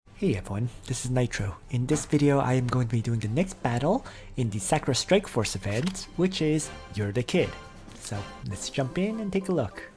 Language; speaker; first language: English; native; English